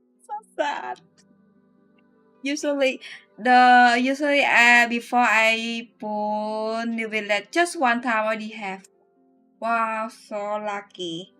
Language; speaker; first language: English; non-native, learner; Vietnamese